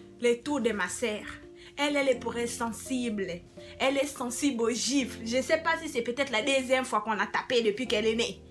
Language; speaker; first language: French; non-native, local second language; Lingala